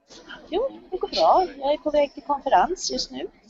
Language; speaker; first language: Swedish; native; Swedish